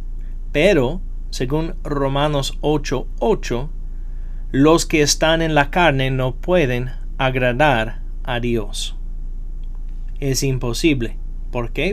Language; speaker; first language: Spanish; non-native, fluent; English